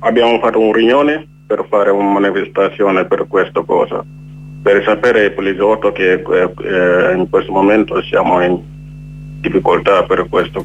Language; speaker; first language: Italian; non-native, learner; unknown